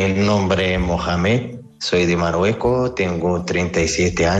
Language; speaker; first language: Spanish; non-native, learner; Arabic